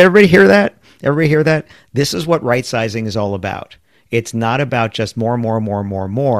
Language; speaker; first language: English; native; English